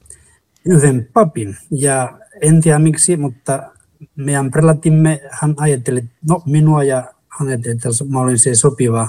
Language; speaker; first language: Finnish; non-native, fluent; Spanish